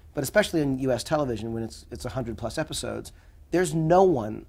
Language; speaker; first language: English; native; English